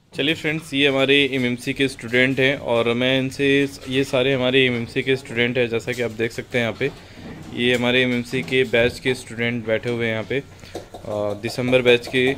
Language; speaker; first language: Hindi; native; Hindi